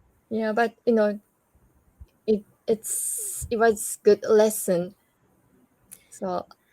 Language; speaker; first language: English; non-native, learner; Japanese